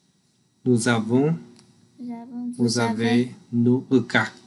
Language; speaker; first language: French; non-native, learner; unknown